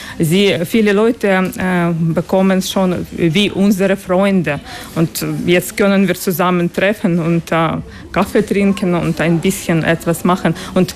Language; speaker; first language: German; non-native, learner; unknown